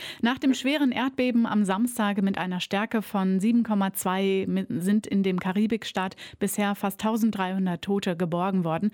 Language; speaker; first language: German; native; German